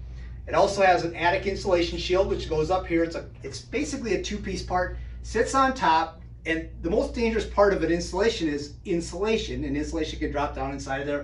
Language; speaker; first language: English; native; English